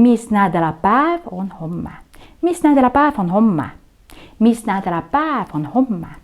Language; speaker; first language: Estonian; non-native, local second language; Russian